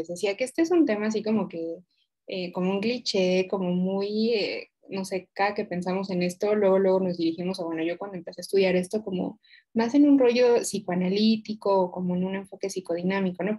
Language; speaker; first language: Spanish; native; Spanish